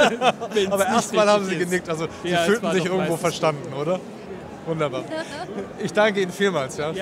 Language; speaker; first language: German; native; German